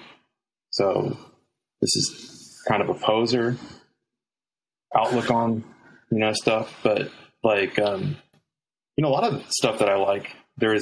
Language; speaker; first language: English; native; English